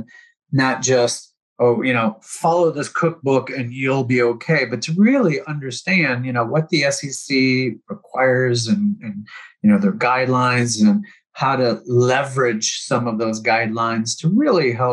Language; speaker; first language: English; native; English